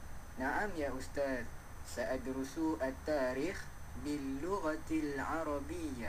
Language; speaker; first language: Arabic; non-native, learner; Malay